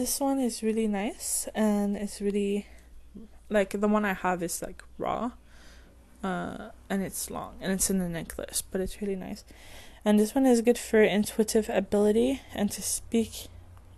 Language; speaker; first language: English; non-native, fluent; French